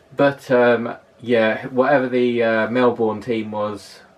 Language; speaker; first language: English; native; English